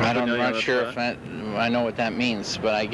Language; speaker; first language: English; native; English